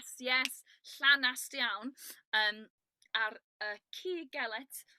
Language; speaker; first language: Welsh; non-native, learner; English